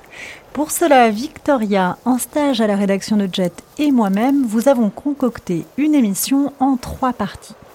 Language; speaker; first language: French; native; French